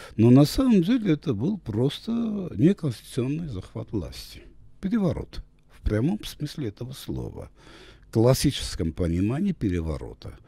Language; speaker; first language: Russian; non-native, local second language; Armenian